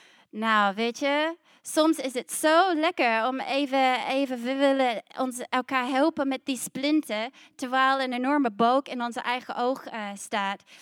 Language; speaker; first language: Dutch; non-native, fluent; English